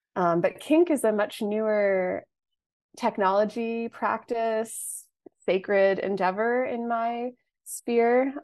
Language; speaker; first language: English; native; English